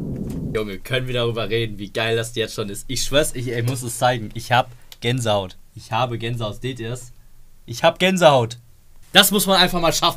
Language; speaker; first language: German; native; German